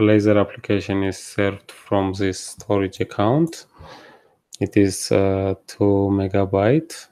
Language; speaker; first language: English; non-native, fluent; Georgian